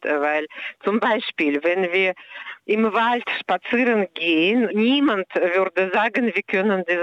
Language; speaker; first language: German; non-native, fluent; Russian